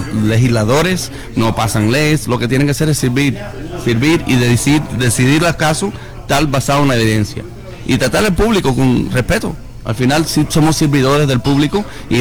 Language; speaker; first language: Spanish; early bilingual, heritage; Spanish